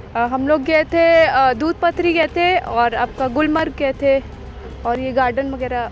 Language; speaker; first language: Hindi; native; Hindi